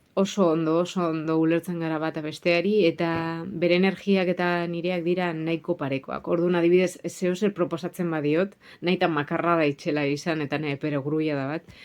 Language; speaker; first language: Basque; native; Basque